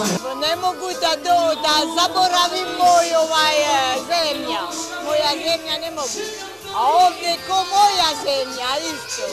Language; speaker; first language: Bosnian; non-native, learner; Bulgarian